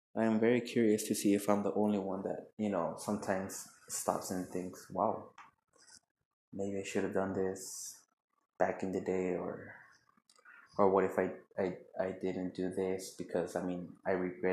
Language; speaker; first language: English; native; English